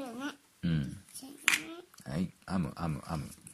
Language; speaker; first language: Japanese; native; Japanese